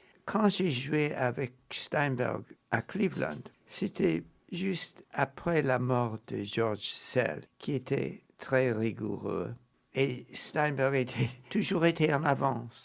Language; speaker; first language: French; non-native, fluent; English